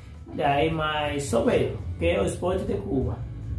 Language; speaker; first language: Portuguese; non-native, fluent; Spanish